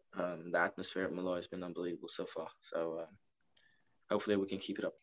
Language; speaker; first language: English; non-native, fluent; Norwegian